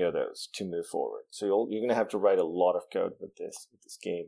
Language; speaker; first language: English; non-native, fluent; Spanish